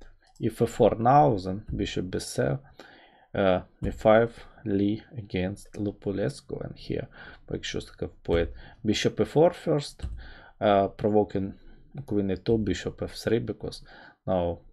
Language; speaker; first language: English; non-native, fluent; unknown